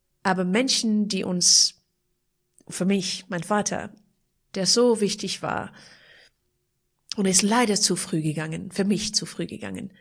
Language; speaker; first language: German; non-native, fluent; Persian